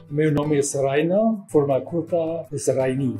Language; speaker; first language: Catalan; non-native, learner; German